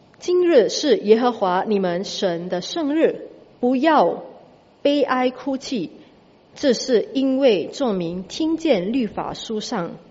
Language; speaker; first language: Chinese; non-native, fluent; Indonesian